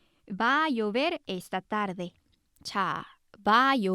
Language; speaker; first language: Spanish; non-native, fluent; Korean